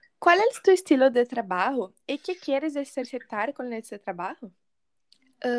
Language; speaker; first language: Spanish; non-native, learner; Portuguese